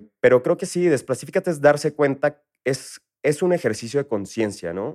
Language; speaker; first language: Spanish; native; Spanish